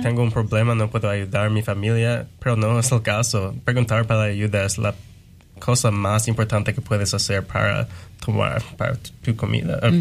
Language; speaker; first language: Spanish; non-native, learner; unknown